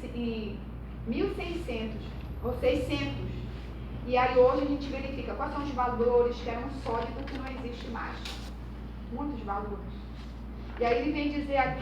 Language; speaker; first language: Portuguese; native; Portuguese